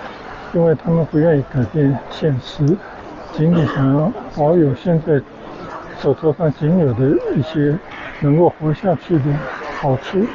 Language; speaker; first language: Chinese; native; Chinese